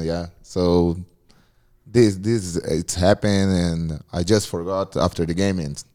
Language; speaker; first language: English; non-native, learner; Portuguese